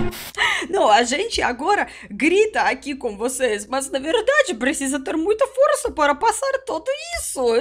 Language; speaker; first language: Portuguese; non-native, learner; Russian